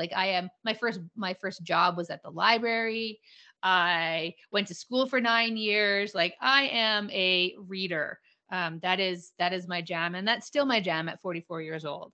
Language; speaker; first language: English; native; English